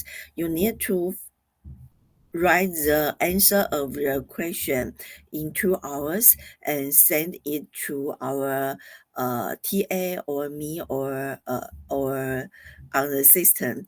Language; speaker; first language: English; non-native, fluent; Chinese